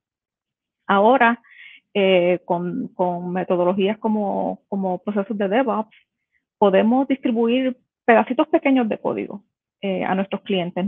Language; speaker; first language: Spanish; native; Spanish